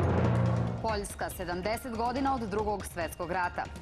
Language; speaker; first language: Serbian; native; Serbian